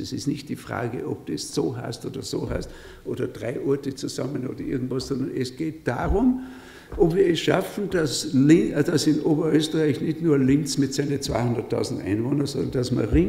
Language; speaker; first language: German; native; German